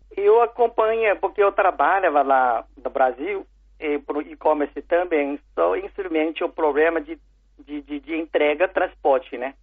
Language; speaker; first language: Portuguese; non-native, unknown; Chinese